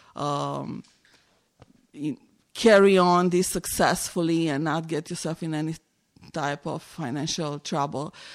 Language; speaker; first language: English; non-native, fluent; Romanian